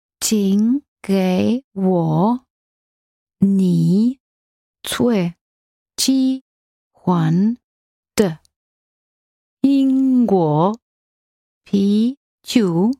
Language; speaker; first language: Chinese; non-native, learner; English